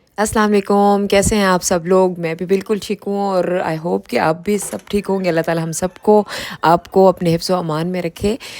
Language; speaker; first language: Urdu; native; Urdu